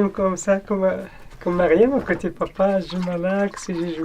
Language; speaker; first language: French; non-native, learner; Arabic